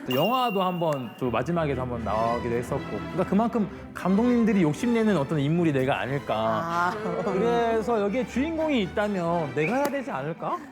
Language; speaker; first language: Korean; non-native, fluent; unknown